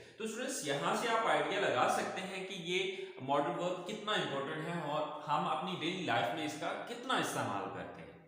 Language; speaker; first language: Urdu; native; Urdu